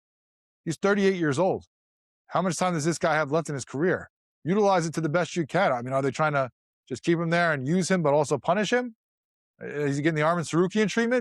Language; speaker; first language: English; native; English